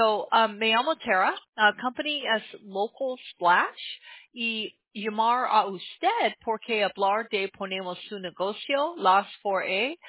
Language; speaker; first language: Spanish; non-native, learner; English